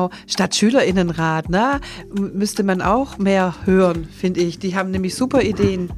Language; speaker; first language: German; native; German